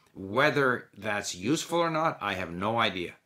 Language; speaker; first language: English; early bilingual, other home language; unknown